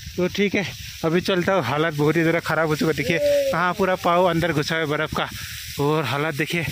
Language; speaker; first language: Hindi; non-native, local second language; Assamese